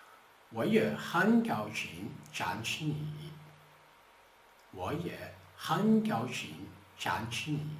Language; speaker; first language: Chinese; non-native, fluent; Portuguese